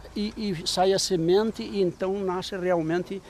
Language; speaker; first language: Portuguese; native; Portuguese